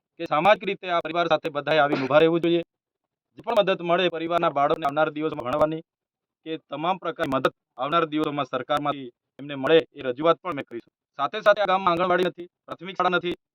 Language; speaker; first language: Gujarati; non-native, local second language; Bhili